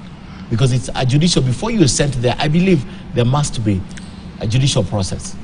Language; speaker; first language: English; non-native, local second language; Swahili